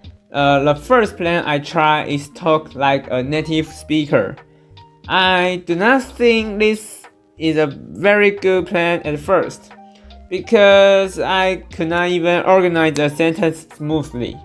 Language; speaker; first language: English; non-native, fluent; Chinese